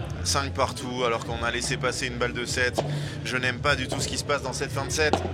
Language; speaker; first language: French; native; French